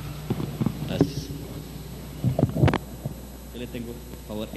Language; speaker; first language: Spanish; native; Spanish